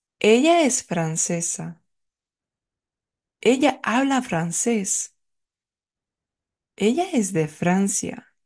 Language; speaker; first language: Spanish; non-native, fluent; Czech